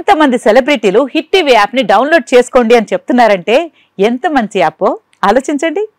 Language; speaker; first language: Telugu; native; Telugu